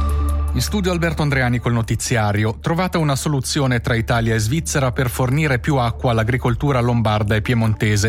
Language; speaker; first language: Italian; native; Italian